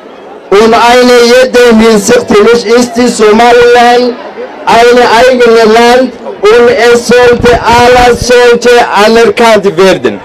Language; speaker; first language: German; non-native, learner; Somali